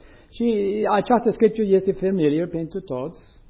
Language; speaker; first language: Romanian; non-native, learner; English